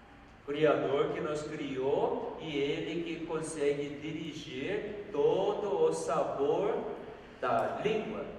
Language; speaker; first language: Portuguese; non-native, fluent; Korean